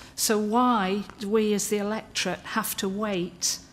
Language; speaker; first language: English; native; English